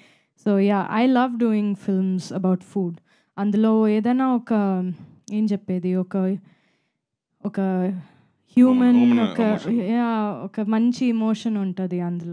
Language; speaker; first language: Telugu; non-native, fluent; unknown